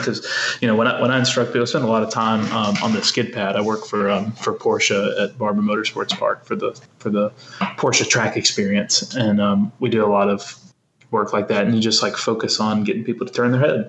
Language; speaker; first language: English; native; English